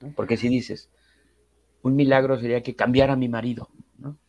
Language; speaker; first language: Spanish; native; Spanish